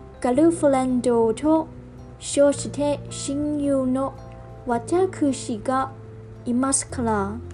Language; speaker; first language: Japanese; non-native, learner; Chinese